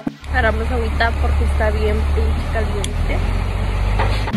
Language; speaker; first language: Spanish; early bilingual, heritage; Spanish